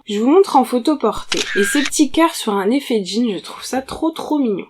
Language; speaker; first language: French; native; French